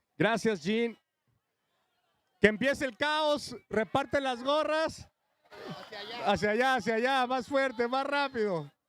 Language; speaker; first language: Spanish; native; Spanish